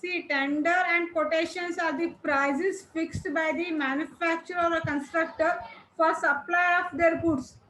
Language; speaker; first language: English; non-native, local second language; Kannada